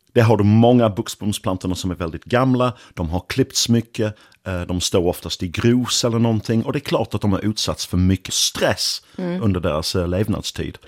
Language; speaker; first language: Swedish; non-native, fluent; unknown